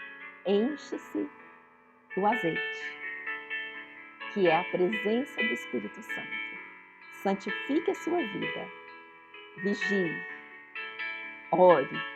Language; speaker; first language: Portuguese; native; Portuguese